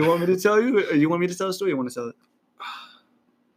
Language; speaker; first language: English; native; English